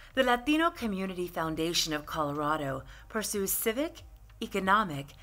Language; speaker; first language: English; native; English